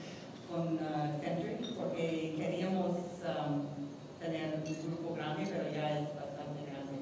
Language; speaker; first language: Spanish; non-native, fluent; English